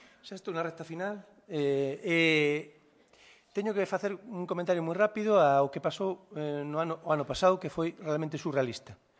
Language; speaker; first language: Galician; native; Galician